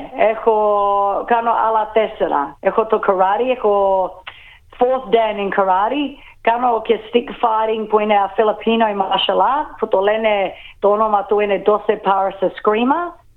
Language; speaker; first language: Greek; early bilingual, heritage; Greek